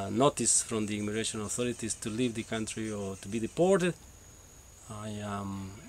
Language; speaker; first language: English; non-native, fluent; Spanish